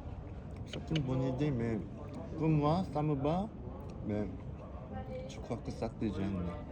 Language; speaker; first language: French; non-native, fluent; Korean